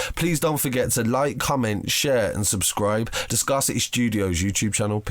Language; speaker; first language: English; native; English